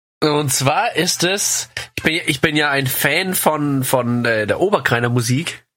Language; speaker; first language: German; native; German